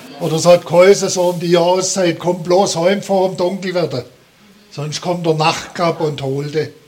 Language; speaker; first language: German; native; German